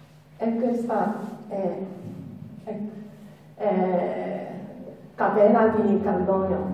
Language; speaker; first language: Italian; non-native, learner; Japanese